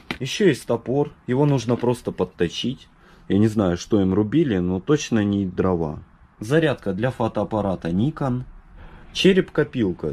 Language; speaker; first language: Russian; native; Russian